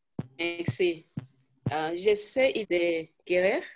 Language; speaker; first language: French; non-native, learner; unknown